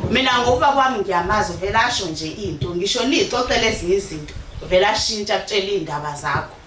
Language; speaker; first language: Zulu; native; Zulu